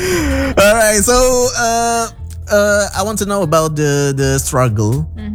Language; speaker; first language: English; non-native, learner; Indonesian